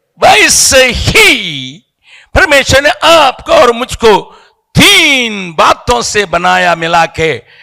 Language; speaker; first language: Hindi; non-native, local second language; Tamil